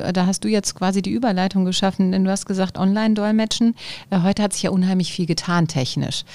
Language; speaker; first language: German; native; German